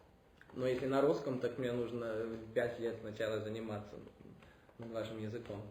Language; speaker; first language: Russian; early bilingual, heritage; Russian